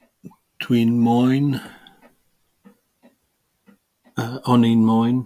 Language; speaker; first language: Welsh; non-native, learner; English